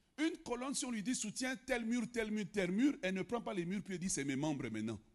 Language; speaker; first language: French; non-native, local second language; Lingala